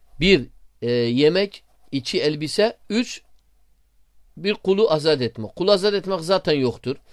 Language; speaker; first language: Turkish; non-native, fluent; Arabic